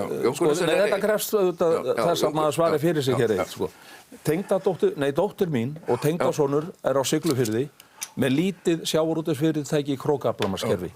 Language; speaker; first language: Icelandic; native; Icelandic